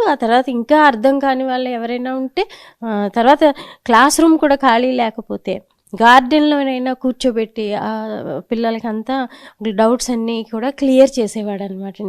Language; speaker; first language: Telugu; native; Telugu